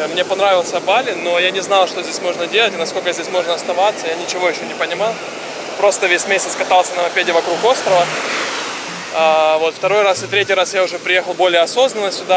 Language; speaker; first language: Russian; native; Russian